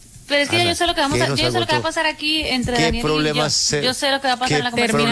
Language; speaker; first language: Spanish; native; Spanish